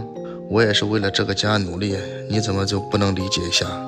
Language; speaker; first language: Chinese; native; Chinese